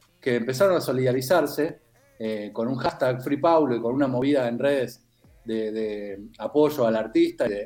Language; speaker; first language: Spanish; native; Spanish